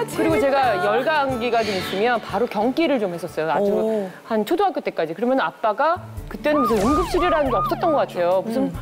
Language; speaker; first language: Korean; native; Korean